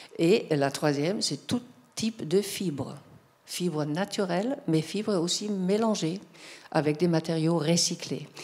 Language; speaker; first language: French; non-native, fluent; German